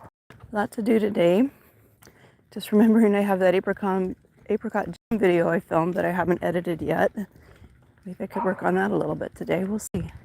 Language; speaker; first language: English; native; English